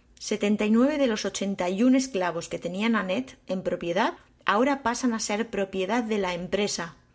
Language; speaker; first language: Spanish; native; Spanish